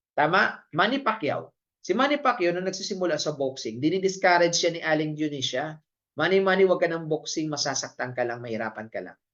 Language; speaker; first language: Filipino; non-native, local second language; Bikol